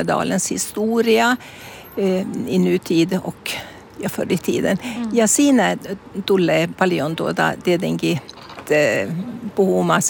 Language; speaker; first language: Finnish; early bilingual, heritage; Finnish